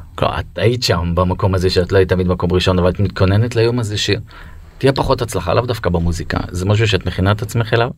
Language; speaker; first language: Hebrew; native; Hebrew